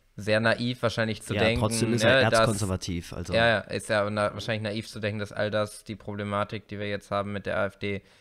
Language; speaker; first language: German; native; German